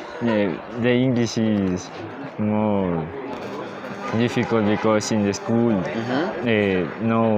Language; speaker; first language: English; non-native, learner; Spanish